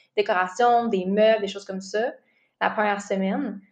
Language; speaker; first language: French; native; French